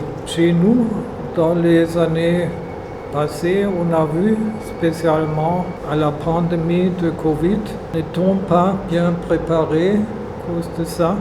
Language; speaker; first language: French; non-native, learner; German